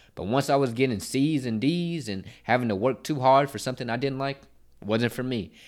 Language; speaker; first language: English; native; English